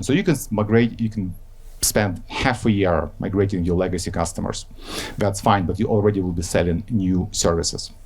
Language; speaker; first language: English; non-native, fluent; Ukrainian